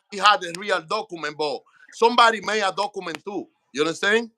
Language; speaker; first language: English; non-native, learner; Spanish